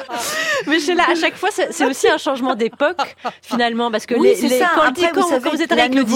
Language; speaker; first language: French; native; French